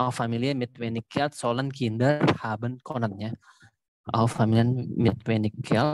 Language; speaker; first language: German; non-native, fluent; Indonesian